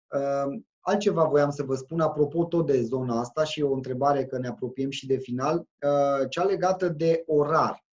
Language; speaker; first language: Romanian; native; Romanian